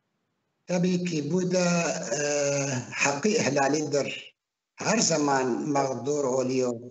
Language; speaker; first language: Turkish; non-native, fluent; Arabic